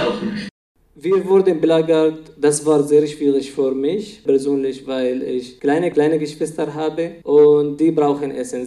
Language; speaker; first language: German; non-native, fluent; Arabic